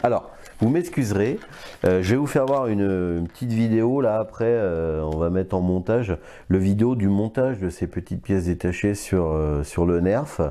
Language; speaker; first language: French; native; French